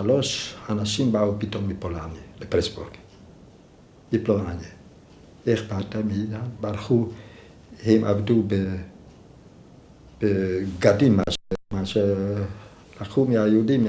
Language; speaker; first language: Hebrew; non-native, fluent; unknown